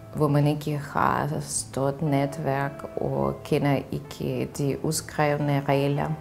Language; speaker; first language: Danish; non-native, fluent; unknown